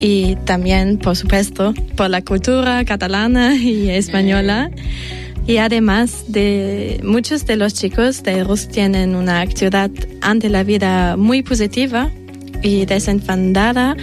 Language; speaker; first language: Spanish; non-native, fluent; German